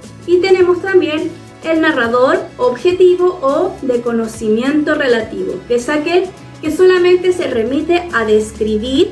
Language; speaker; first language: Spanish; native; Spanish